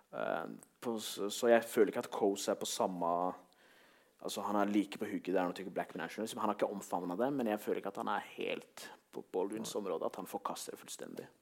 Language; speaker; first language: Norwegian; early bilingual, other home language; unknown